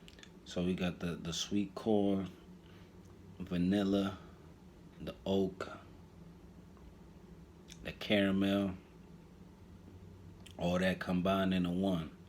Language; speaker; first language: English; native; English